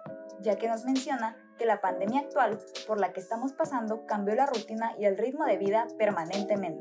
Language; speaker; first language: Spanish; native; Spanish